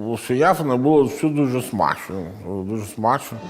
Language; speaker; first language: Ukrainian; non-native, learner; Italian